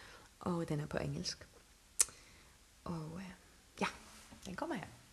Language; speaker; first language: Danish; non-native, local second language; Faroese